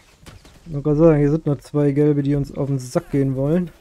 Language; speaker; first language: German; native; German